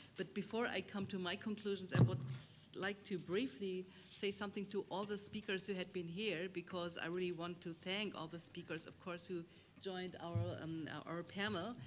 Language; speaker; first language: English; non-native, fluent; German